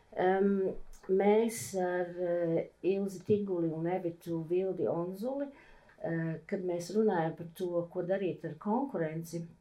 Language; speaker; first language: Latvian; early bilingual, heritage; Latvian